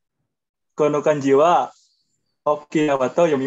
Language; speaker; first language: Japanese; non-native, learner; Indonesian